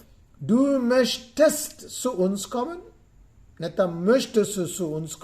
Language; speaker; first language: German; non-native, fluent; Sinhala